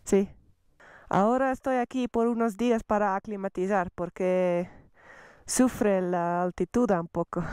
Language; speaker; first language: Spanish; non-native, learner; Dutch